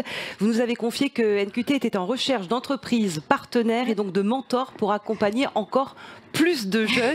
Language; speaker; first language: French; native; French